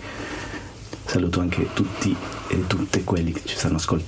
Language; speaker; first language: Italian; non-native, fluent; Spanish